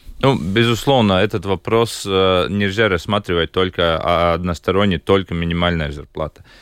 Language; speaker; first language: Russian; non-native, local second language; Latvian